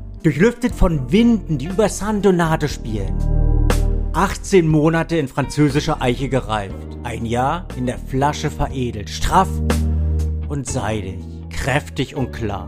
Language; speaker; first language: German; native; German